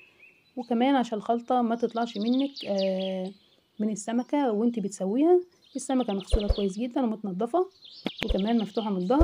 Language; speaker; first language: Arabic; native; Arabic